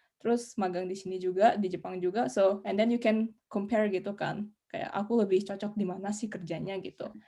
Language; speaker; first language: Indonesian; native; Indonesian